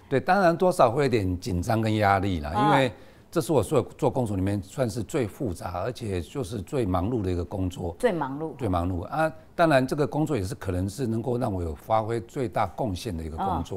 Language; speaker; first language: Chinese; native; Chinese